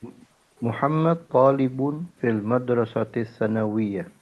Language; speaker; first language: Arabic; non-native, learner; Indonesian